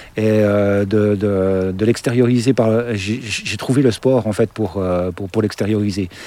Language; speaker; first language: French; native; French